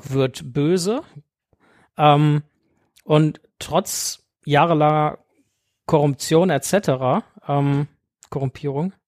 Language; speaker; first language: German; native; German